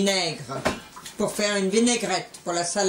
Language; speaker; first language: French; native; French